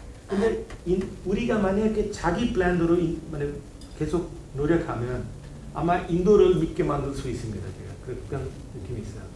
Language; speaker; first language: Korean; non-native, learner; Hindi